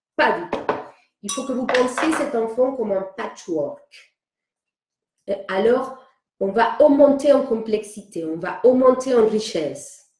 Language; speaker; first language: French; non-native, fluent; Spanish